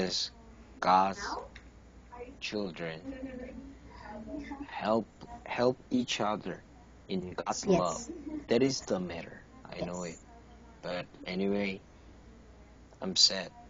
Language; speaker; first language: English; non-native, learner; Korean